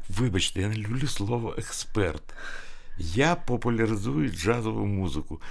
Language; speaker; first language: Ukrainian; native; Ukrainian